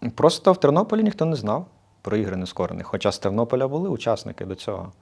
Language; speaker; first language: Ukrainian; native; Ukrainian